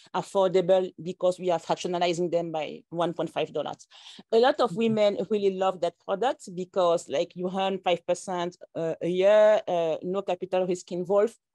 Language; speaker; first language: English; non-native, local second language; French